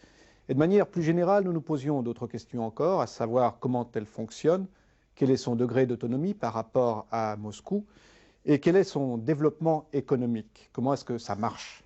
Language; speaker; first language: French; native; French